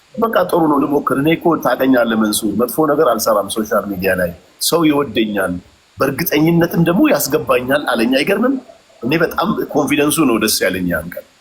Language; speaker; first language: Amharic; native; Amharic